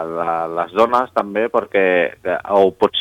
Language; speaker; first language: Catalan; non-native, learner; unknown